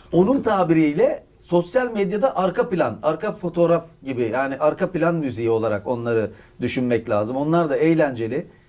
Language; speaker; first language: Turkish; native; Turkish